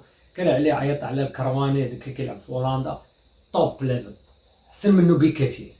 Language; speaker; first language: Arabic; native; Arabic